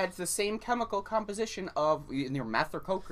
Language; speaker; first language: English; native; English